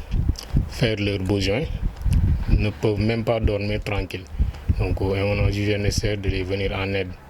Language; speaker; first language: French; non-native, local second language; Wolof